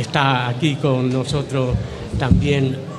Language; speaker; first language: Spanish; native; Spanish